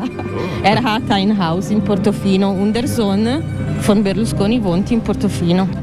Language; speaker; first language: German; non-native, learner; Italian